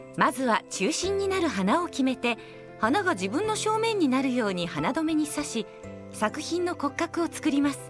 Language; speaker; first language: Japanese; native; Japanese